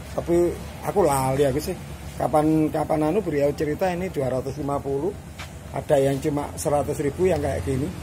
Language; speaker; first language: Indonesian; non-native, local second language; Javanese